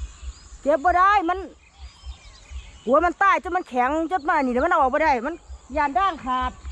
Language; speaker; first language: Swedish; non-native, learner; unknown